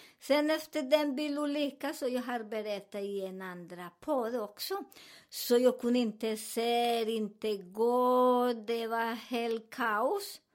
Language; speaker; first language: Swedish; non-native, learner; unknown